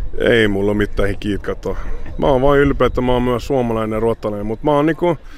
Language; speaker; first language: Finnish; early bilingual, heritage; Swedish